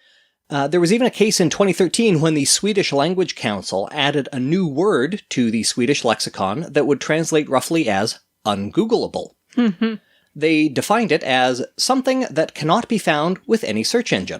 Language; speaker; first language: English; native; English